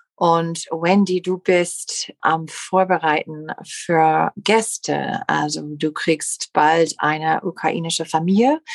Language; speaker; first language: German; non-native, fluent; English